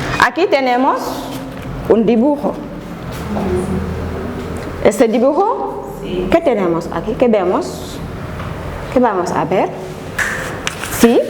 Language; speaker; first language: Spanish; non-native, fluent; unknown